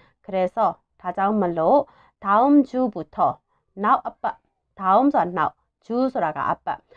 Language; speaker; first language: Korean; non-native, fluent; Burmese